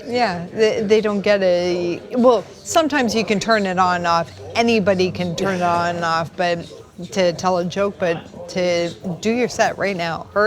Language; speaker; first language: English; native; English